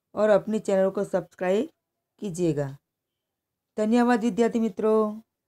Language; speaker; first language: Hindi; non-native, local second language; Gujarati